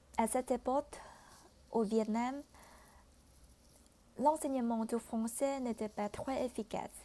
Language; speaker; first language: French; non-native, learner; Vietnamese